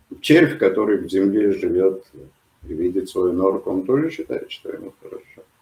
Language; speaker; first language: Russian; non-native, local second language; Georgian